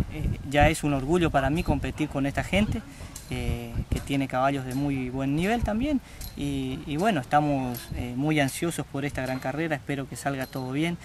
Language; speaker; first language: Spanish; native; Spanish